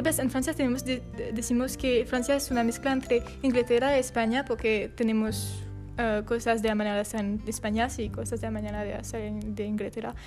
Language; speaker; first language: Spanish; non-native, learner; French